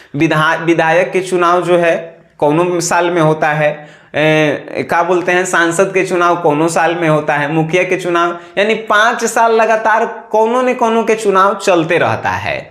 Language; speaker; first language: Hindi; native; Hindi